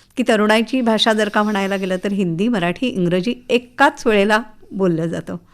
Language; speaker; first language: Marathi; native; Marathi